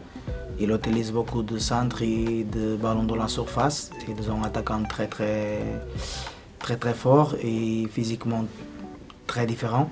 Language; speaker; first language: French; non-native, fluent; Spanish